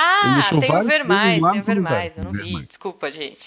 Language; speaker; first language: Portuguese; native; Portuguese